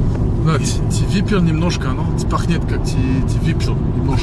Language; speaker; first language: Russian; non-native, learner; French